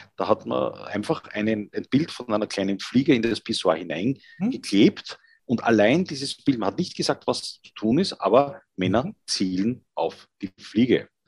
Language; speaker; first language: German; native; German